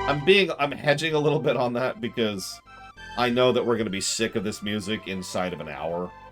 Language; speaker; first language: English; native; English